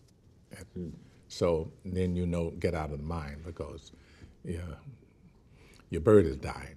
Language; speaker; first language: English; native; English